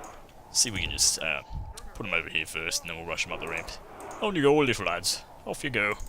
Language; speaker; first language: English; native; English